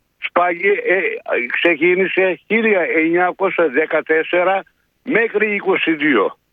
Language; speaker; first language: Greek; non-native, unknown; Turkish